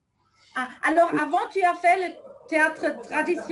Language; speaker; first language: French; non-native, fluent; German